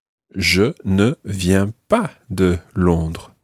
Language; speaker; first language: French; non-native, fluent; English